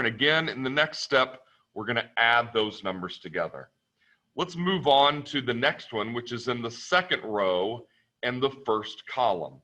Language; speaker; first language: English; native; English